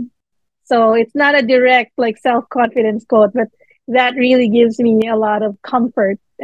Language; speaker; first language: English; non-native, local second language; Filipino